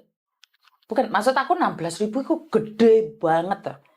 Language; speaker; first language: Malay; non-native, local second language; Javanese